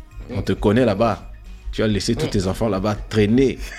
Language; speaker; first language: French; native; French